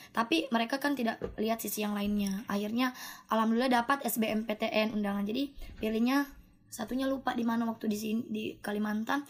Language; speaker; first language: Indonesian; native; Indonesian